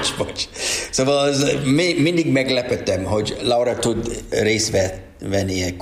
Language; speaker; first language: Hungarian; non-native, learner; English